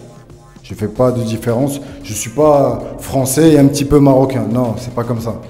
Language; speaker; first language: French; early bilingual, other home language; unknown